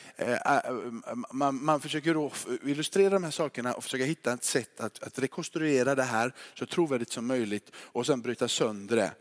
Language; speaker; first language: Swedish; native; Swedish